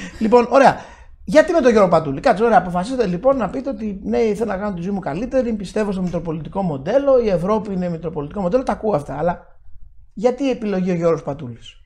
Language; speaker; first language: Greek; native; Greek